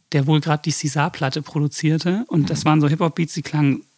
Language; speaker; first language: German; early bilingual, other home language; English